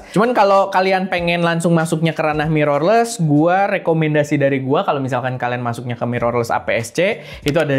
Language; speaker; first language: Indonesian; native; Indonesian